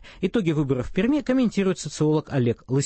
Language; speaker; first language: Russian; native; Russian